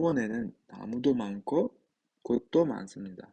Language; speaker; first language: Korean; non-native, fluent; Uzbek